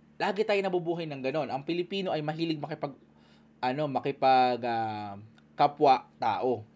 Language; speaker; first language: Filipino; native; Filipino